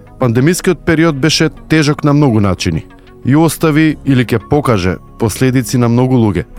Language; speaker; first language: Macedonian; native; Macedonian